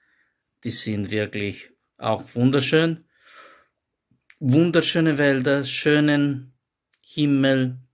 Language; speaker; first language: German; non-native, fluent; Italian